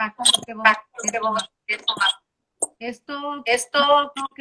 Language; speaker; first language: Spanish; non-native, learner; Portuguese